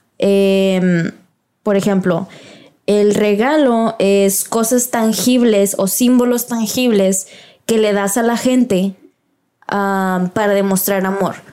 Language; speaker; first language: Spanish; early bilingual, heritage; Spanish